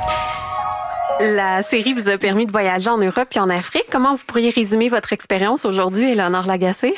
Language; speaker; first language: French; native; French